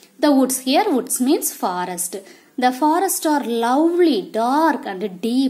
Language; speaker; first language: English; non-native, local second language; Tamil